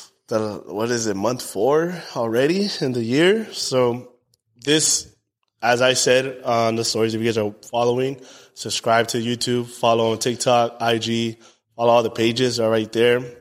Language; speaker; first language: English; early bilingual, other home language; Spanish